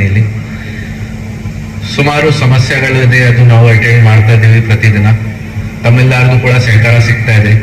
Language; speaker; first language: Kannada; non-native, local second language; Hindi